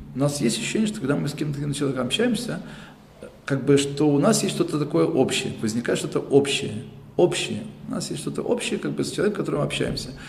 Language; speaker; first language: Russian; early bilingual, heritage; Russian